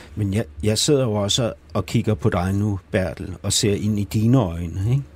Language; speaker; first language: Danish; native; Danish